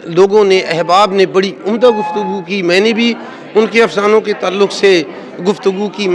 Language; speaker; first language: Urdu; native; Urdu